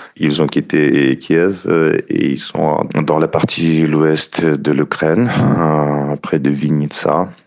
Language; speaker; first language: French; non-native, fluent; Ukrainian